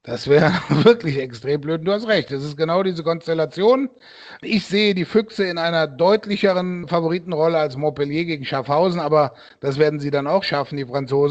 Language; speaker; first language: German; native; German